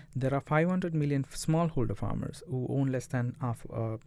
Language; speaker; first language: English; non-native, local second language; Tamil